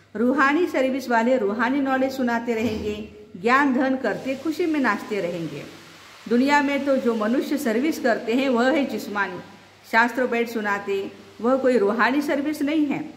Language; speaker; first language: Hindi; non-native, local second language; Marathi